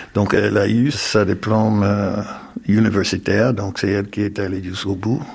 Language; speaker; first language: French; non-native, fluent; English